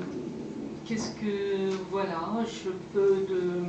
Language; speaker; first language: French; non-native, fluent; Persian